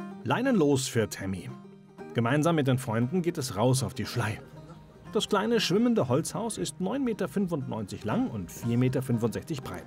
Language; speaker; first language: German; native; German